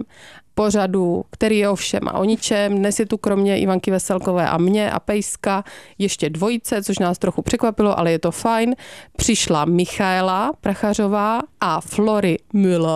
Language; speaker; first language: Czech; native; Czech